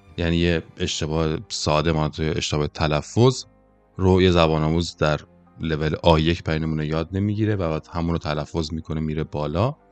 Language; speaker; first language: Persian; native; Persian